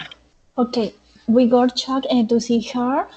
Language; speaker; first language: English; non-native, learner; Spanish